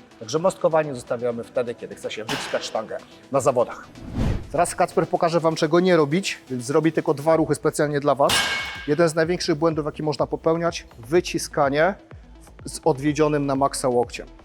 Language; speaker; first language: Polish; native; Polish